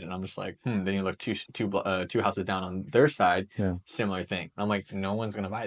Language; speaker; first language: English; native; English